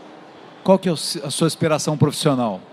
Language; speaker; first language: Portuguese; native; Portuguese